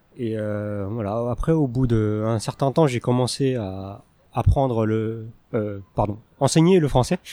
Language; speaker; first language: French; early bilingual, other home language; Min Nan Chinese